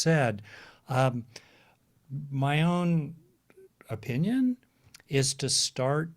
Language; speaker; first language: English; native; English